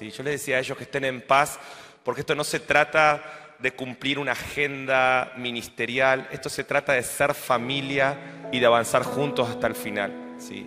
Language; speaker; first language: Spanish; native; Spanish